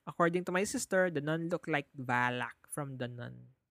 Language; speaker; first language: English; non-native, local second language; Filipino